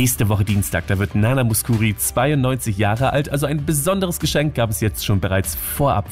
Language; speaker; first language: German; native; German